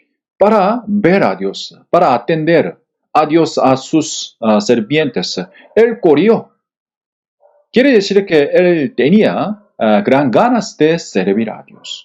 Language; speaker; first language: Spanish; non-native, fluent; Korean